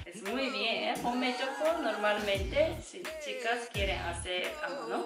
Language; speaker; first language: Spanish; non-native, learner; Japanese